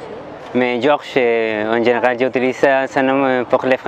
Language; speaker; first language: French; non-native, learner; Spanish